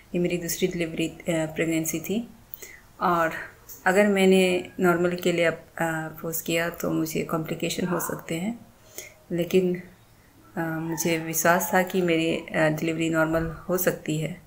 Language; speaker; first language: Hindi; native; Hindi